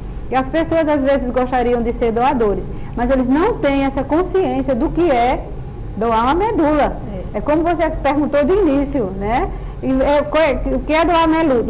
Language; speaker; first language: Portuguese; native; Portuguese